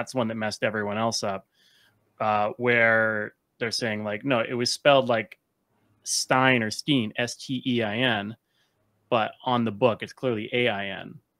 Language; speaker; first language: English; native; English